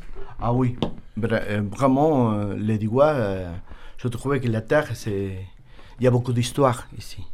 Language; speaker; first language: French; non-native, learner; Spanish